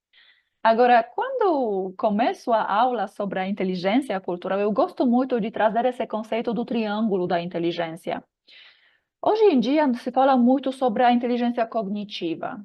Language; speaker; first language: Portuguese; non-native, fluent; Polish